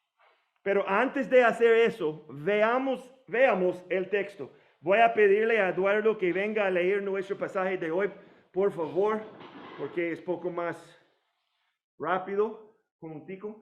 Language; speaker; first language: Spanish; non-native, fluent; English